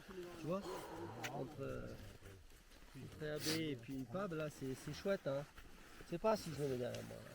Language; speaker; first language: French; native; French